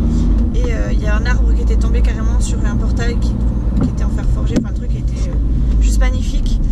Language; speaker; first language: French; native; French